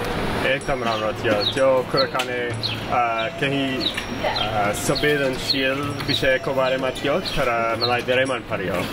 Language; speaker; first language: Nepali; non-native, fluent; English